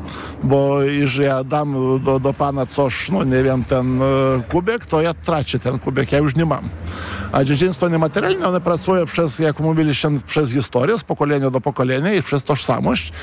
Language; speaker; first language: Polish; non-native, fluent; Lithuanian